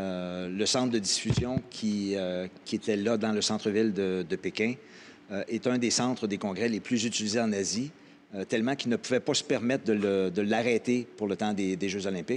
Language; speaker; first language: French; native; French